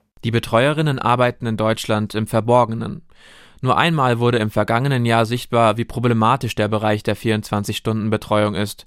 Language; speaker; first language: German; native; German